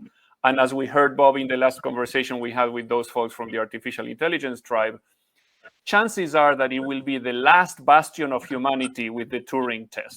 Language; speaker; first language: English; non-native, fluent; Spanish